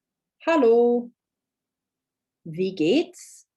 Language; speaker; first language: German; non-native, fluent; English